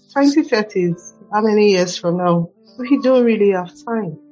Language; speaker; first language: English; non-native, local second language; Igbo